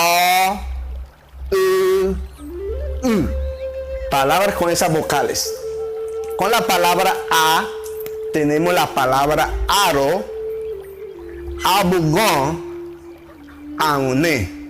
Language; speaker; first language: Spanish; non-native, local second language; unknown